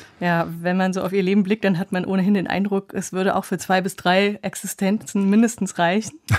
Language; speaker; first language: German; native; German